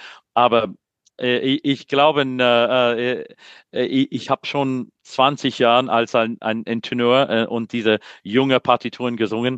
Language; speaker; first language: German; non-native, learner; English